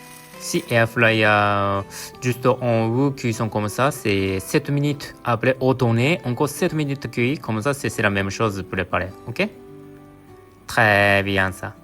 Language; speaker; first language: French; non-native, learner; Japanese